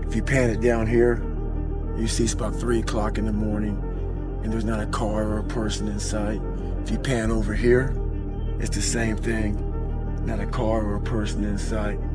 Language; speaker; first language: English; native; English